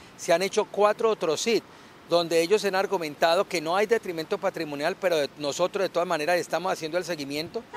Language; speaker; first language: Spanish; native; Spanish